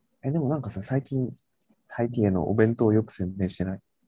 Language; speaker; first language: Japanese; native; Japanese